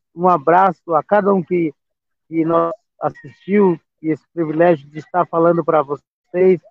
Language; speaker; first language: Portuguese; non-native, local second language; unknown